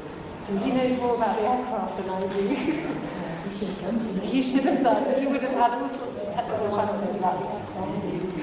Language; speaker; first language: English; native; English